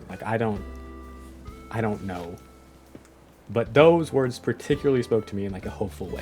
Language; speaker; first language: English; native; English